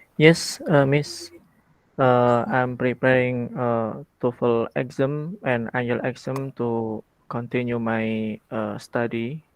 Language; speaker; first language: English; non-native, learner; Indonesian